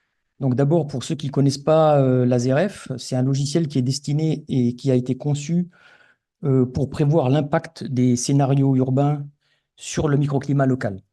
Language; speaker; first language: French; native; French